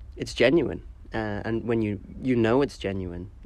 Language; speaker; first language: English; native; English